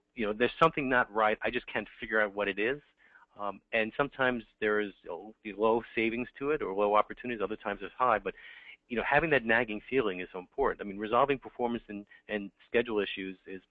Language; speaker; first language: English; native; English